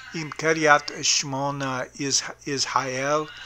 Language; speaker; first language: Portuguese; non-native, learner; English